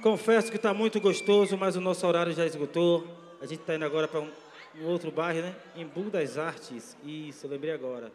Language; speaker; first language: Portuguese; native; Portuguese